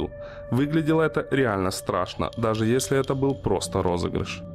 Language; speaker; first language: Russian; native; Russian